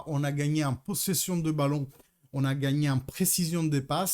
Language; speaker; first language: French; early bilingual, heritage; Italian